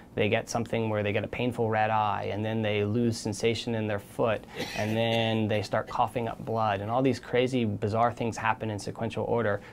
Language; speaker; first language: English; native; English